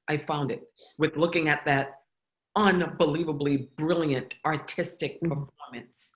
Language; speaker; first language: English; native; English